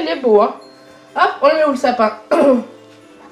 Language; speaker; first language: French; native; French